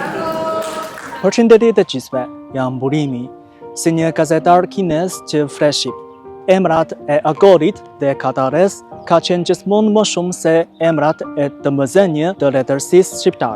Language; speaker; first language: Albanian; non-native, fluent; Chinese